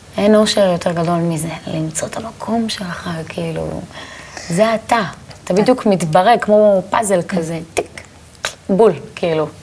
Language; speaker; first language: Hebrew; native; Hebrew